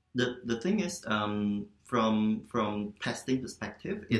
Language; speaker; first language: English; non-native, fluent; Khmer